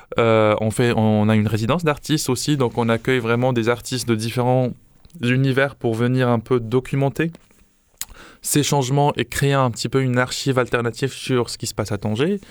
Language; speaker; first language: French; non-native, local second language; Arabic